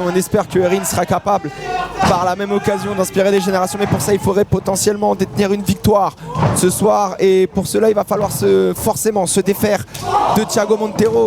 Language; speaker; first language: French; native; French